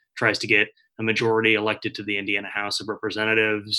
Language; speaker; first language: English; native; English